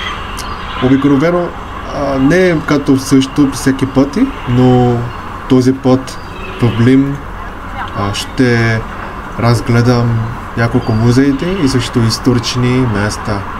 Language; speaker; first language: Bulgarian; non-native, learner; Korean